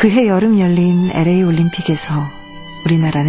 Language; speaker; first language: Korean; native; Korean